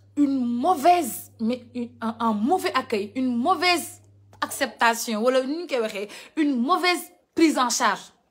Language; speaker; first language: French; non-native, local second language; Wolof